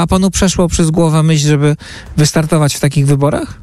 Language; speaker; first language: Polish; native; Polish